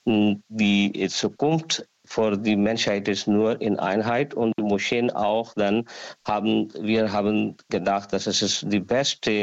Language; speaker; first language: German; non-native, learner; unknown